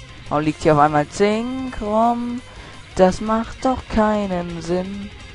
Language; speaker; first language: German; native; German